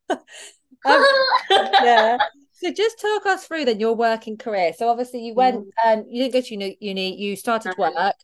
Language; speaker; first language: English; native; English